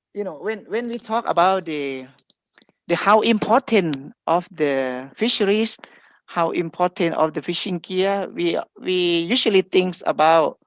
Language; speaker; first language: English; non-native, fluent; Thai